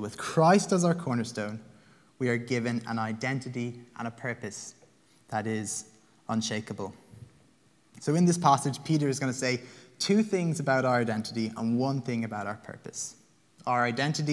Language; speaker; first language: English; native; English